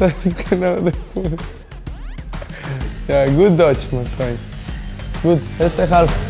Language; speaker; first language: German; non-native, learner; Spanish